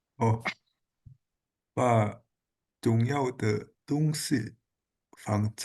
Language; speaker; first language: Chinese; non-native, learner; Indonesian